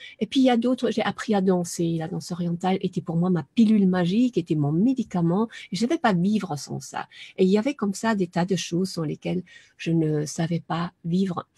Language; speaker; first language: French; non-native, fluent; German